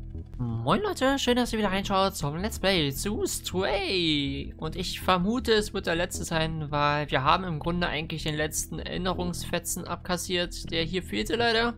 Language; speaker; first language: German; native; German